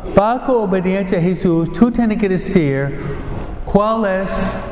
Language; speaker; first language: Spanish; non-native, fluent; English